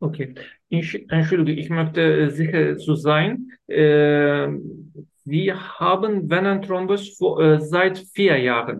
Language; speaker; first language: German; non-native, learner; Turkish